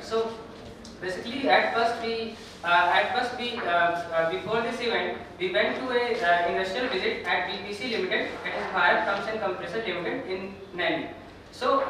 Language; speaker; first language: English; non-native, local second language; Hindi